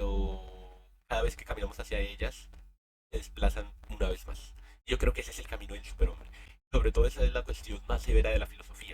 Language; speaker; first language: Spanish; native; Spanish